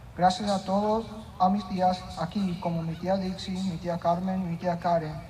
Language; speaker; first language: Spanish; early bilingual, heritage; Spanish